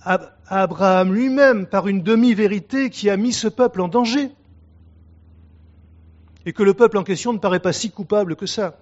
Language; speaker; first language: French; native; French